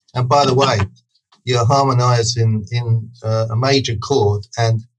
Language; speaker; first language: English; native; English